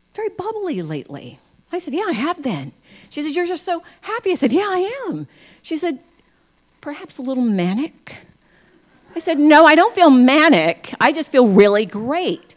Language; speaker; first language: English; native; English